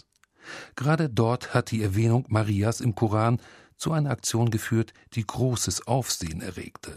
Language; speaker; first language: German; native; German